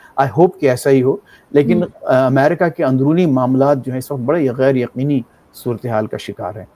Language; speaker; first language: Urdu; native; Urdu